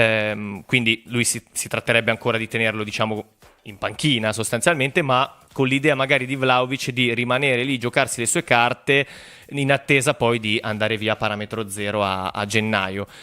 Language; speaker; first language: Italian; native; Italian